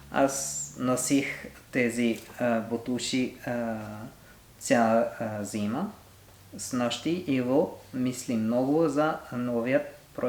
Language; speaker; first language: Bulgarian; non-native, learner; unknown